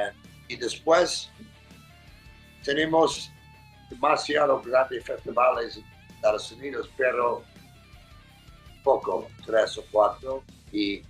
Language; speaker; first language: Spanish; non-native, learner; English